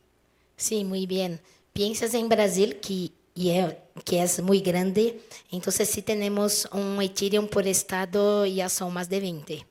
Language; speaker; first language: Spanish; non-native, fluent; Portuguese